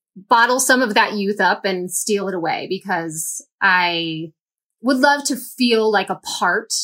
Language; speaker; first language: English; native; English